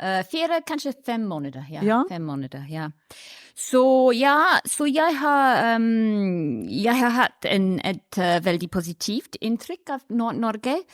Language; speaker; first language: Norwegian; non-native, fluent; English